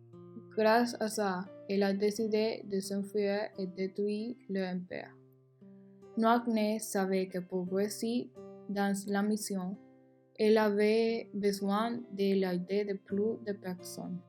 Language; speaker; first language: French; non-native, learner; Spanish